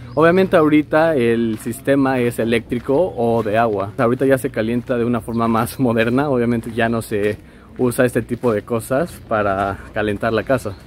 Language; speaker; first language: Spanish; native; Spanish